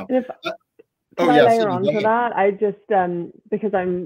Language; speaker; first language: English; native; English